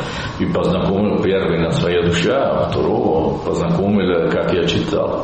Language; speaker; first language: Russian; non-native, learner; Italian